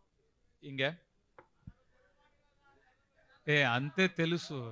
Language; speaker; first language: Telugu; non-native, learner; Tamil